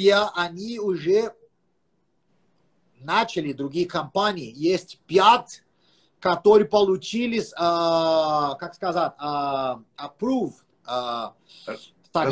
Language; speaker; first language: Russian; non-native, fluent; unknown